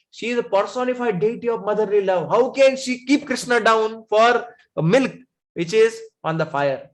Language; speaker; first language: English; non-native, local second language; Hindi